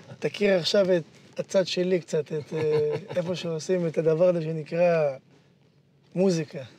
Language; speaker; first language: Hebrew; native; Hebrew